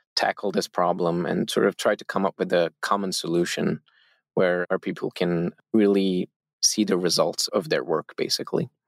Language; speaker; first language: English; non-native, fluent; Turkish